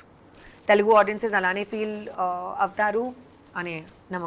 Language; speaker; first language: Telugu; non-native, fluent; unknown